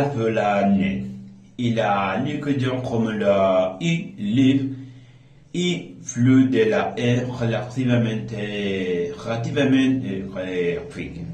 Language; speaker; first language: French; non-native, learner; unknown